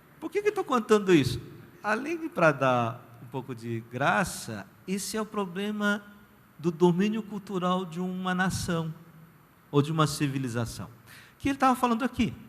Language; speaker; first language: Portuguese; early bilingual, other home language; Korean